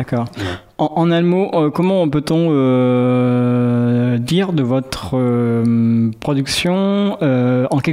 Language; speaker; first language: French; native; French